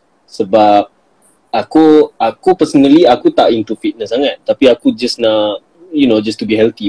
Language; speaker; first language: English; non-native, local second language; Malay